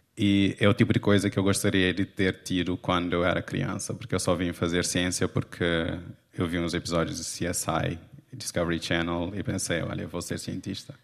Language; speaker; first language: Portuguese; non-native, local second language; Kabuverdianu